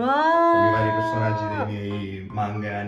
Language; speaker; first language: Italian; native; Italian